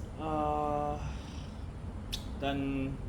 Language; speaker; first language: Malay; non-native, learner; Korean